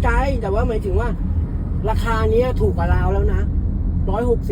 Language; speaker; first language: Thai; native; Thai